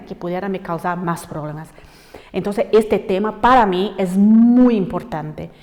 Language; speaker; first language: Spanish; non-native, fluent; Portuguese